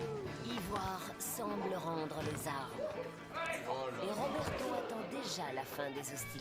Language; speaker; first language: French; native; French